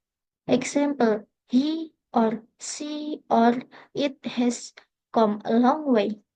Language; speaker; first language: English; non-native, learner; Indonesian